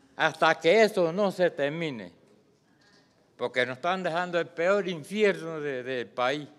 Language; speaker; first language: Spanish; native; Spanish